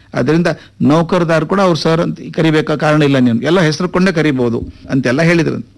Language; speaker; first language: Kannada; native; Kannada